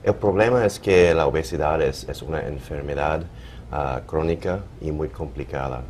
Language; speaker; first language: Spanish; early bilingual, heritage; English